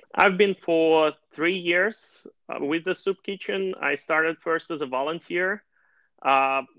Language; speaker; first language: English; non-native, fluent; Russian